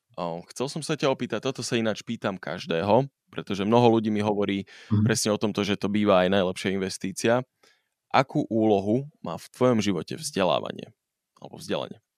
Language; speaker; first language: Slovak; native; Slovak